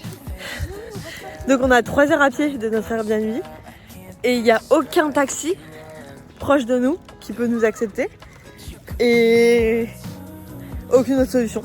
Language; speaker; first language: French; native; French